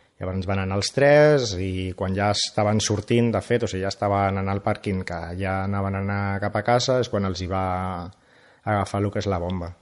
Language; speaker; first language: Catalan; native; Catalan